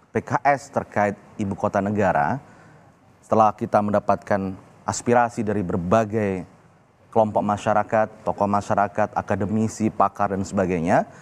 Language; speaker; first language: Indonesian; native; Indonesian